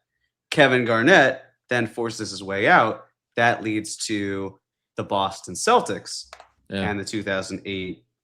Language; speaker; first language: English; native; English